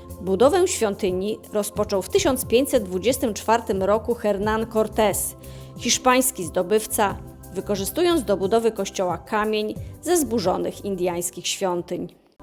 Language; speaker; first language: Polish; native; Polish